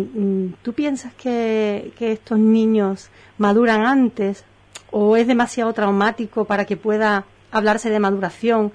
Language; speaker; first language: Spanish; native; Spanish